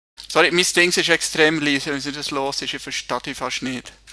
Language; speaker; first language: German; native; German